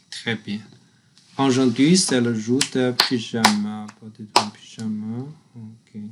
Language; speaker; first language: French; non-native, learner; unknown